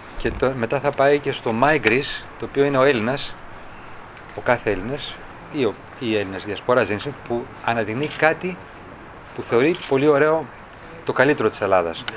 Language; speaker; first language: Greek; native; Greek